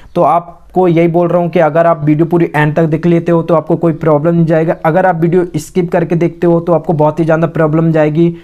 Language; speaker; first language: Hindi; native; Hindi